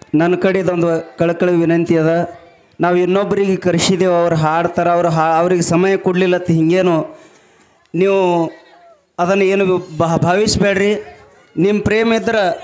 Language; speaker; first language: Kannada; native; Kannada